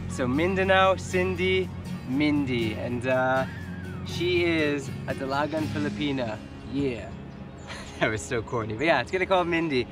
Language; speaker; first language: English; native; English